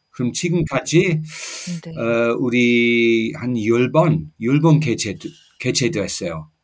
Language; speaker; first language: Korean; non-native, fluent; English